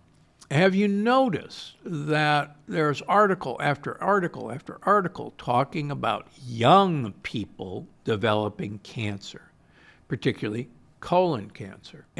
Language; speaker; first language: English; native; English